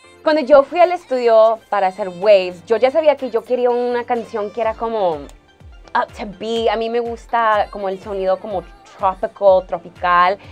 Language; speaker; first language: Spanish; early bilingual, heritage; Spanish